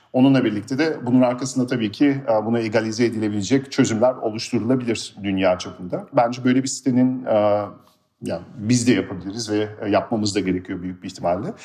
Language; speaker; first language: Turkish; early bilingual, heritage; Turkish